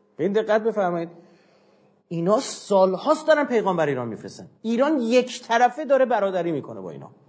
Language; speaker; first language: Persian; non-native, local second language; Azerbaijani